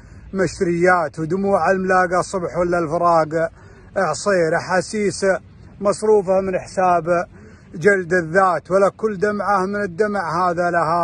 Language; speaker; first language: Arabic; native; Arabic